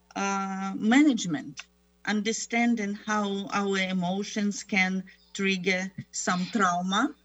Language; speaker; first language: English; non-native, fluent; Russian